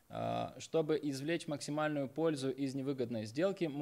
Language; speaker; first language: Russian; native; Russian